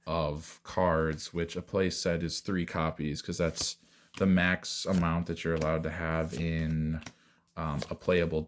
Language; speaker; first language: English; native; English